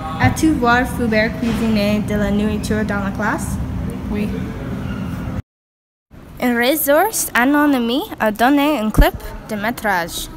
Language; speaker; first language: French; non-native, learner; English